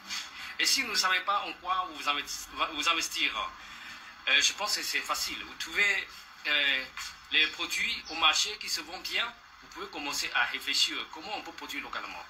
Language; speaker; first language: French; non-native, fluent; Chinese